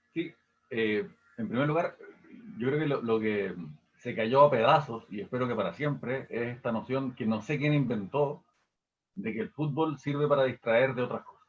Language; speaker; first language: Spanish; native; Spanish